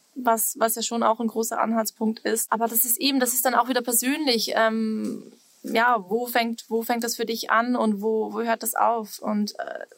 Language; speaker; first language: German; non-native, fluent; Swiss German